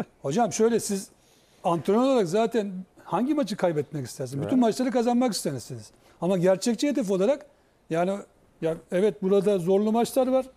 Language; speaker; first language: Turkish; native; Turkish